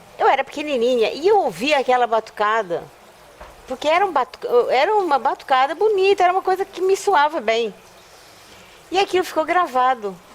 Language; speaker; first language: Portuguese; native; Portuguese